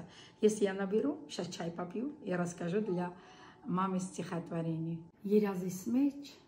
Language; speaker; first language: Russian; non-native, local second language; Armenian